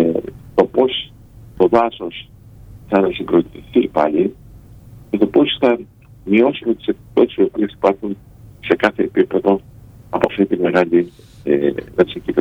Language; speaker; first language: Greek; native; Greek